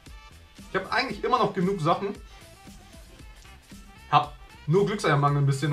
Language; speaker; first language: German; native; German